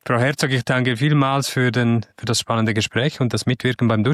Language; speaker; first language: German; native; German